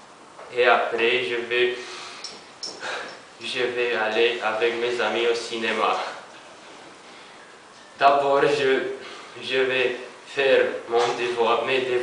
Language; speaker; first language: French; non-native, learner; Romanian